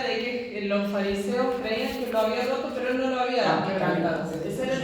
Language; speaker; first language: Spanish; native; Spanish